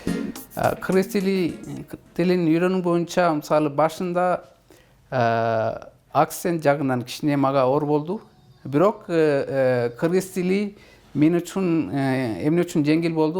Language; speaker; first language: Kyrgyz; non-native, fluent; Urdu